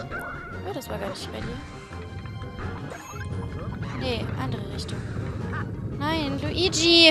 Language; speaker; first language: German; native; German